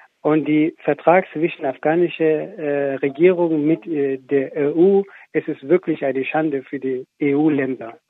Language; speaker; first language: German; non-native, fluent; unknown